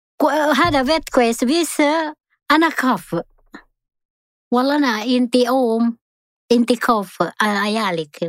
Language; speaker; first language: Arabic; non-native, learner; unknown